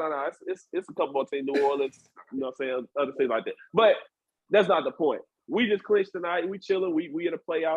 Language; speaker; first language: English; native; English